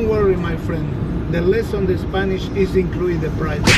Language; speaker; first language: English; non-native, fluent; Spanish